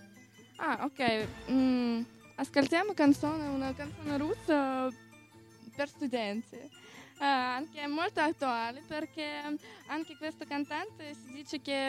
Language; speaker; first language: Italian; non-native, learner; Russian